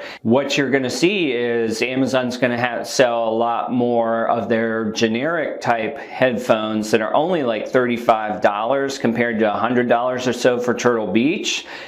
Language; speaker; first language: English; native; English